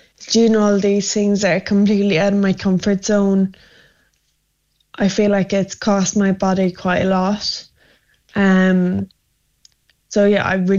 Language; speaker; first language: English; native; English